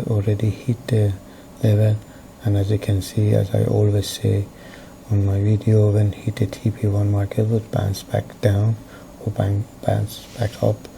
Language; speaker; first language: English; non-native, fluent; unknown